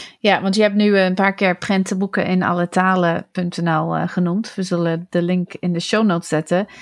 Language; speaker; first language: Dutch; non-native, fluent; English